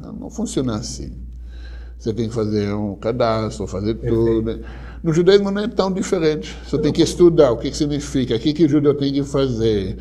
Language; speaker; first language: Portuguese; non-native, fluent; Hebrew